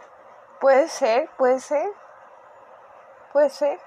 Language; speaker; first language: Portuguese; non-native, fluent; Spanish